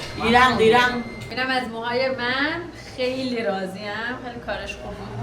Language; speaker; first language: Persian; native; Persian